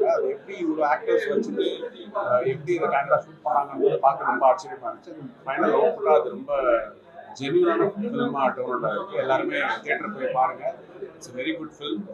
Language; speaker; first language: Tamil; native; Tamil